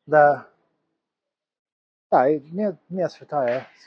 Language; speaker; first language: Russian; non-native, learner; English